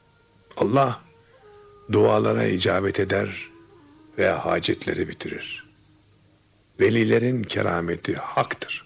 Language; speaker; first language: Turkish; native; Turkish